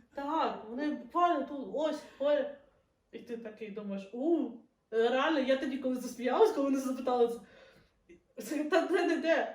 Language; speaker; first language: Ukrainian; non-native, local second language; Russian